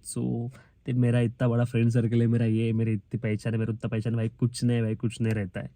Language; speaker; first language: Hindi; non-native, local second language; Marathi